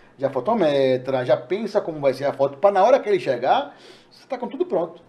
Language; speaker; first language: Portuguese; native; Portuguese